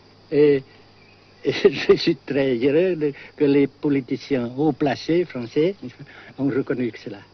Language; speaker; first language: French; non-native, fluent; Vietnamese